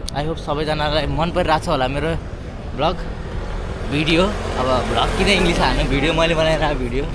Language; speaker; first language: Nepali; native; Nepali